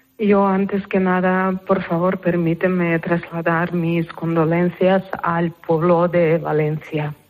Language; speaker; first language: Spanish; non-native, fluent; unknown